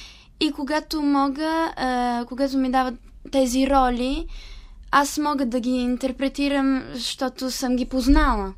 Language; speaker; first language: Bulgarian; early bilingual, heritage; Italian